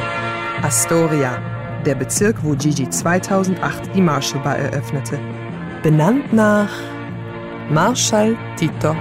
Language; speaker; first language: German; native; German